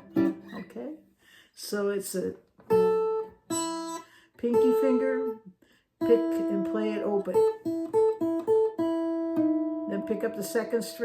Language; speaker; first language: English; native; English